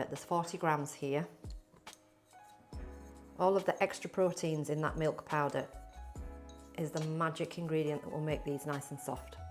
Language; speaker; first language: English; native; English